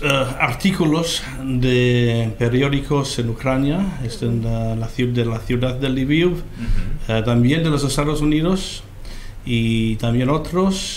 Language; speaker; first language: Spanish; non-native, fluent; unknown